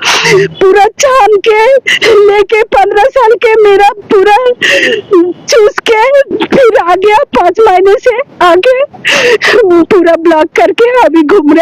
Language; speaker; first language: Hindi; non-native, local second language; Bangla